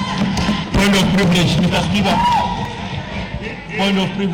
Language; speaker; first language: English; non-native, local second language; Shona